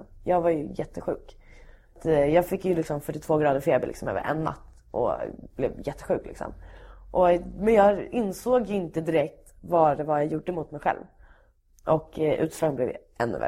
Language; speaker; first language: Swedish; native; Swedish